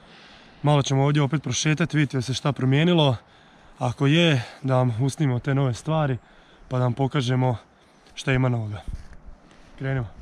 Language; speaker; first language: Croatian; native; Croatian